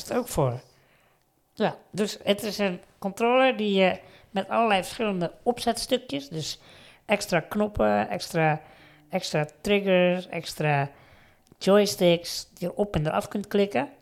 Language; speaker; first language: Dutch; native; Dutch